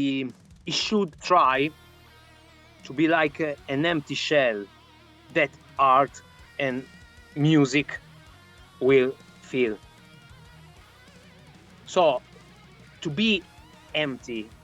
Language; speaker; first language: English; non-native, fluent; Italian